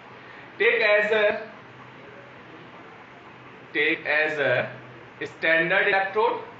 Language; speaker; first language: English; non-native, local second language; Hindi